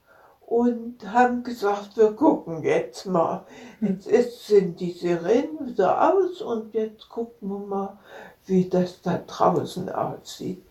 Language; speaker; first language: German; native; German